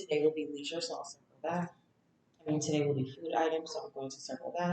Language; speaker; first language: English; native; English